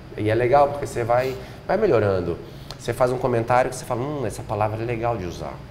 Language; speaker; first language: Portuguese; native; Portuguese